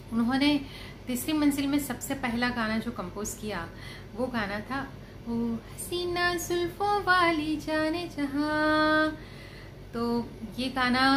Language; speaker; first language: Hindi; non-native, local second language; Gujarati